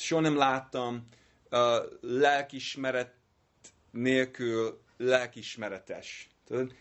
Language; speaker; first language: Hungarian; non-native, learner; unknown